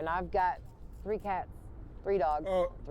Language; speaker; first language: English; native; English